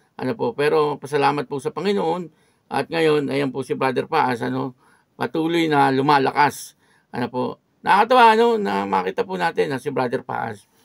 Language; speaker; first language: Filipino; native; Filipino